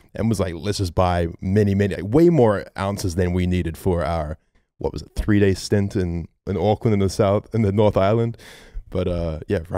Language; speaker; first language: English; native; English